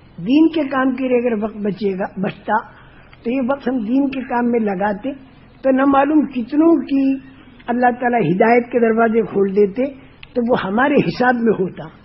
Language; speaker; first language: Urdu; non-native, local second language; Gujarati